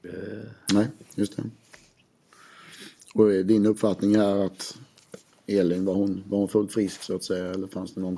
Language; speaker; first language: Swedish; native; Swedish